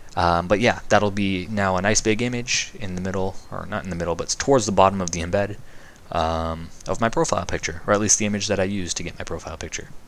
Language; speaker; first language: English; native; English